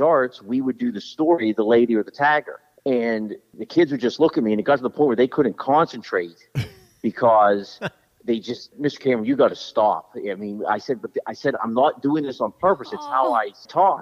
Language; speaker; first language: English; native; English